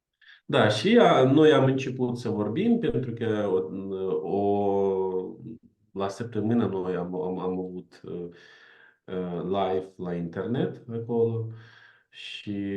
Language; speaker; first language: Romanian; non-native, learner; Ukrainian